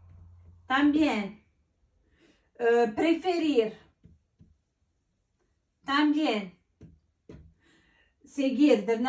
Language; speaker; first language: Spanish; non-native, fluent; Arabic